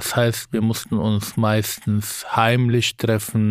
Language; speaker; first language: German; non-native, fluent; Arabic